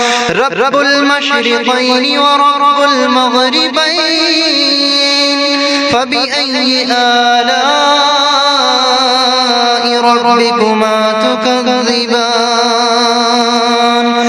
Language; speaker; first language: Arabic; native; Arabic